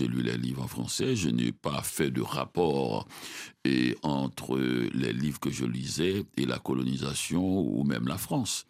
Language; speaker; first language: French; non-native, local second language; Haitian Creole